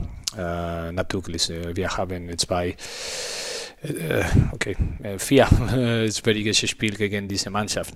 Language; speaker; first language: German; non-native, learner; Spanish